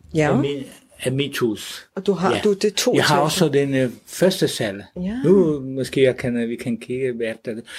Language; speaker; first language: Danish; non-native, fluent; Italian